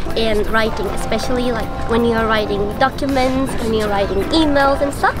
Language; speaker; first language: English; non-native, fluent; Japanese